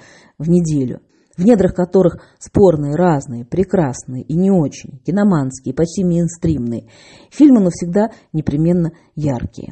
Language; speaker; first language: Russian; native; Russian